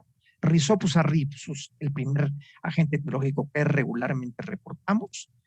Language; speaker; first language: Spanish; native; Spanish